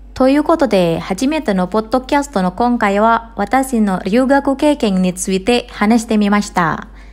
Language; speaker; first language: Japanese; non-native, fluent; Indonesian